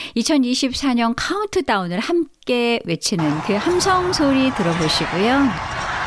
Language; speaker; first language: Korean; native; Korean